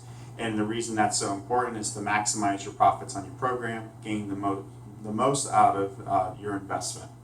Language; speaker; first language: English; native; English